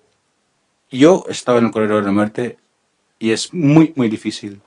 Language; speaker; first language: Spanish; non-native, learner; Filipino